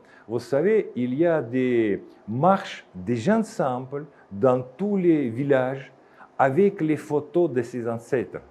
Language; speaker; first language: French; non-native, fluent; Russian